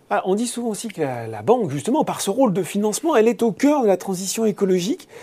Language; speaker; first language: French; native; French